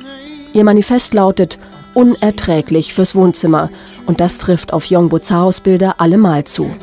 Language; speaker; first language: German; native; German